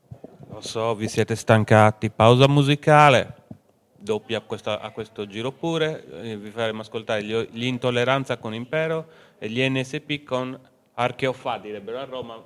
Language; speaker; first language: Italian; native; Italian